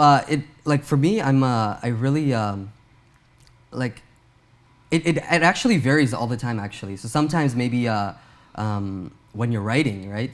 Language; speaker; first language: English; early bilingual, other home language; Urdu